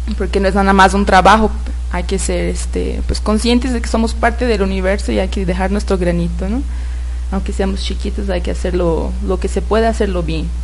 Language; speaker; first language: Spanish; non-native, fluent; Portuguese